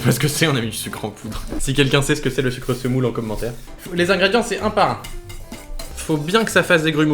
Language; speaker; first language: French; native; French